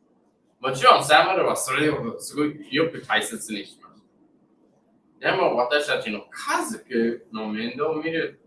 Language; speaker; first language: Japanese; non-native, fluent; English